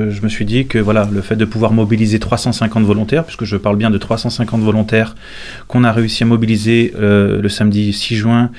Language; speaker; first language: French; native; French